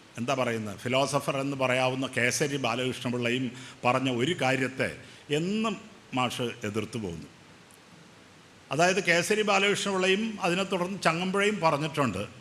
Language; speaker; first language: Malayalam; native; Malayalam